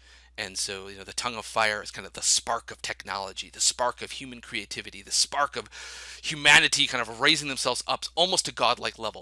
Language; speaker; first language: English; native; English